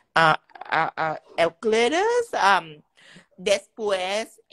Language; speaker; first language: Spanish; non-native, learner; Vietnamese